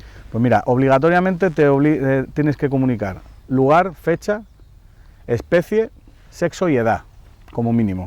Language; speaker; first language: Spanish; native; Spanish